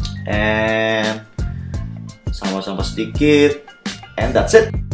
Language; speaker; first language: English; non-native, fluent; Indonesian